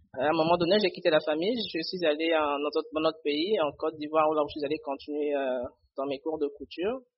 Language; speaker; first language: French; non-native, local second language; Lingala